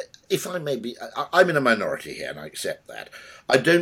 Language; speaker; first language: English; native; English